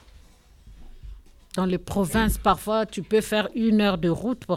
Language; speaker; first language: French; non-native, local second language; Lingala